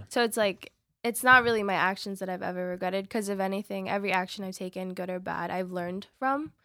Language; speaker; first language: English; early bilingual, other home language; Spanish